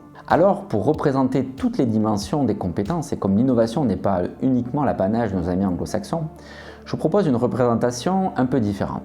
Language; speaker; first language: French; native; French